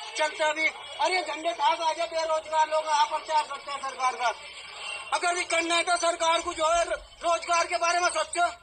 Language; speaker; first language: Hindi; native; Hindi